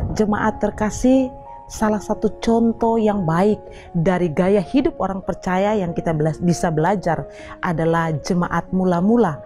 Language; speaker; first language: Indonesian; native; Indonesian